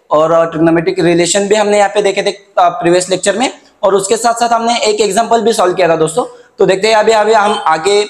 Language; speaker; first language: Hindi; non-native, local second language; Marathi